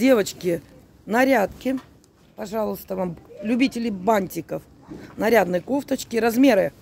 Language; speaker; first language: Russian; native; Russian